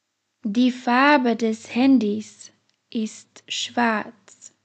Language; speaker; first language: German; non-native, fluent; Slovak